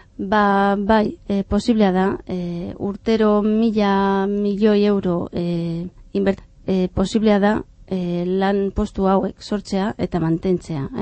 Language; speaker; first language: Basque; non-native, fluent; Catalan